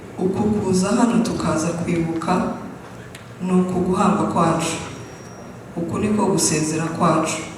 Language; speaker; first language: Kinyarwanda; native; Kinyarwanda